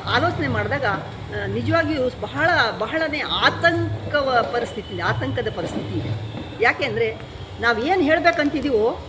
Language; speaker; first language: Kannada; non-native, local second language; Lambadi